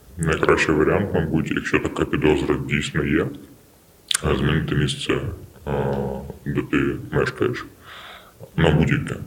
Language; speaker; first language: Ukrainian; non-native, local second language; Russian